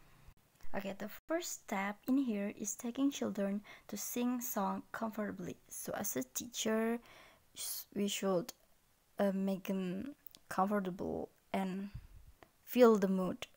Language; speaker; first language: English; non-native, learner; Indonesian